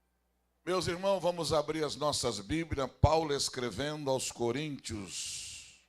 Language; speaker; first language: Portuguese; native; Portuguese